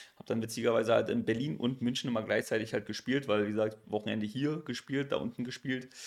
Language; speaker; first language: German; native; German